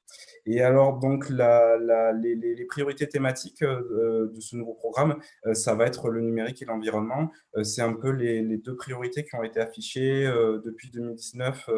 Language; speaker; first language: French; native; French